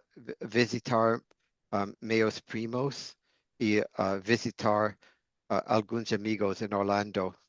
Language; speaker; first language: Portuguese; non-native, fluent; English